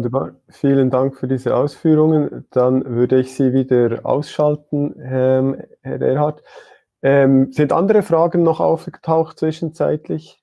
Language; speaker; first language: German; native; German